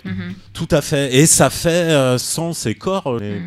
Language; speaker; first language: French; native; French